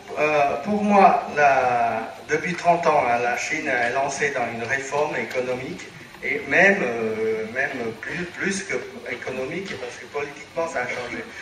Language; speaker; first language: French; non-native, fluent; Chinese